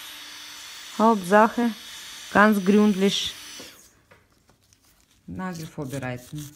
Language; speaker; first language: German; non-native, learner; Russian